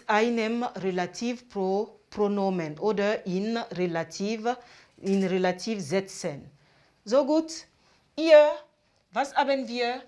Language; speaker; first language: German; non-native, fluent; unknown